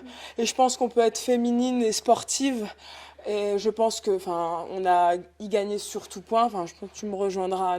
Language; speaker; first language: French; native; French